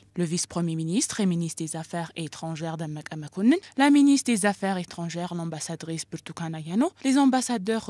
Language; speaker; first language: French; non-native, fluent; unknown